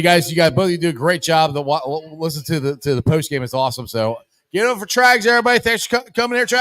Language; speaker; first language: English; native; English